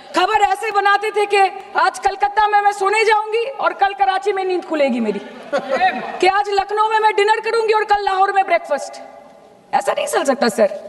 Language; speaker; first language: Hindi; non-native, local second language; Bangla